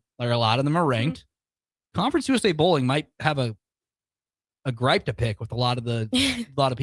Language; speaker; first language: English; native; English